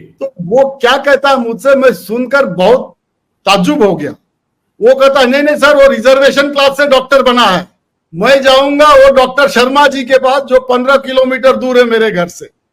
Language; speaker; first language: Hindi; non-native, local second language; Marathi